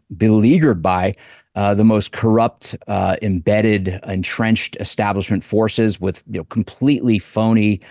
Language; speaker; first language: English; native; English